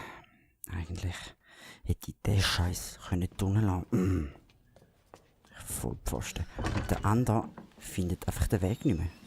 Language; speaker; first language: German; native; German